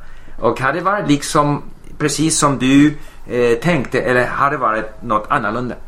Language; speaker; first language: Swedish; non-native, fluent; English